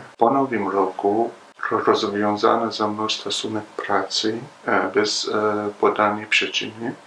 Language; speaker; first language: Polish; non-native, learner; Arabic